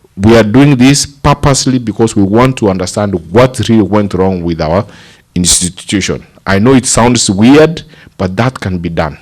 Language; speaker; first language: English; non-native, local second language; Gusii